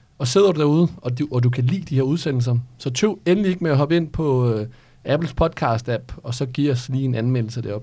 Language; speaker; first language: Danish; early bilingual, other home language; Serbian